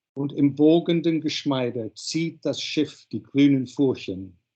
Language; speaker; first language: German; non-native, fluent; English